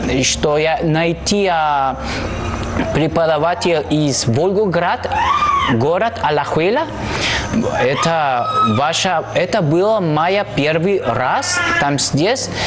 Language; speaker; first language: Russian; non-native, learner; Spanish